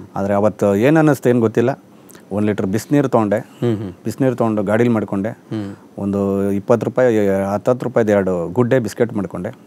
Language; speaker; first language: Kannada; native; Kannada